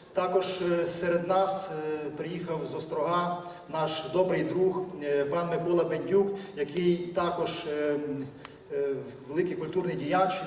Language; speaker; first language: Ukrainian; native; Ukrainian